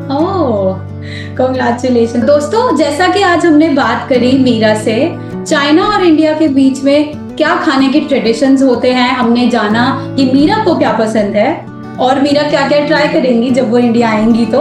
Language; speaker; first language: Hindi; native; Hindi